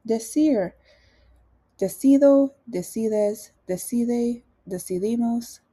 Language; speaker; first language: Spanish; non-native, learner; English